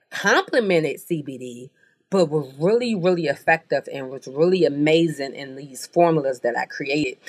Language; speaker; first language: English; native; English